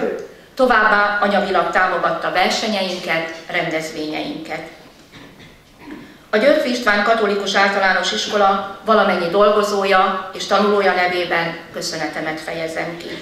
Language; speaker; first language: Hungarian; native; Hungarian